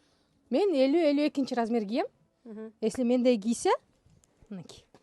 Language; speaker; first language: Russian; non-native, local second language; Kyrgyz